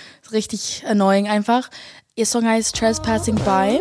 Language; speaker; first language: German; native; German